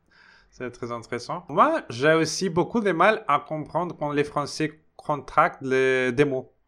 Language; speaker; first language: French; non-native, fluent; Portuguese